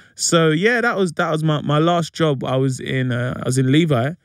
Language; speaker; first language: English; native; English